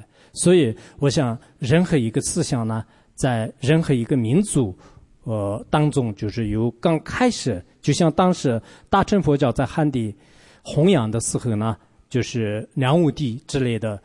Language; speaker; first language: Chinese; non-native, local second language; Tibetan